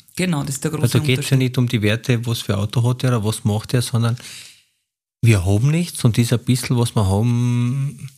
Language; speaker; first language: German; non-native, fluent; Slovenian